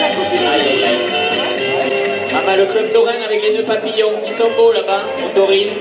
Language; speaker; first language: French; native; French